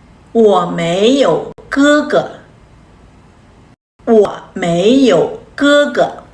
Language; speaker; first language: Chinese; non-native, fluent; Kazakh